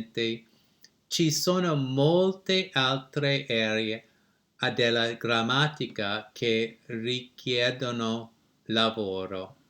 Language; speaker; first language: Italian; non-native, learner; English